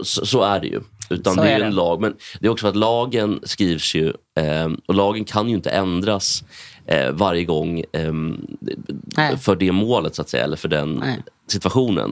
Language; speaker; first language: Swedish; native; Swedish